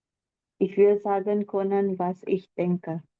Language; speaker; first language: German; non-native, learner; Indonesian